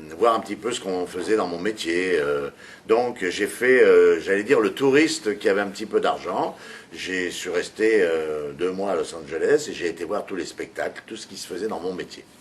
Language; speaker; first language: French; native; French